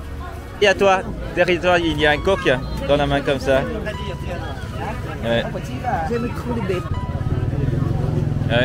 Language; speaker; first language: French; non-native, fluent; Vietnamese